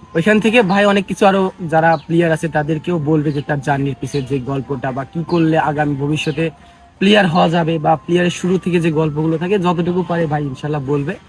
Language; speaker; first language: Bangla; native; Bangla